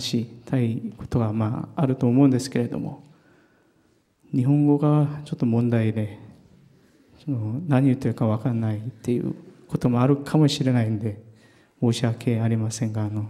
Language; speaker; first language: Japanese; non-native, fluent; Korean